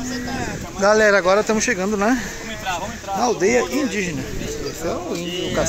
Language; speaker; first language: Portuguese; native; Portuguese